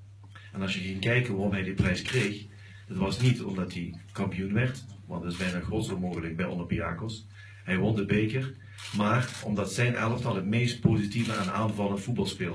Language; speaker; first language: Dutch; native; Dutch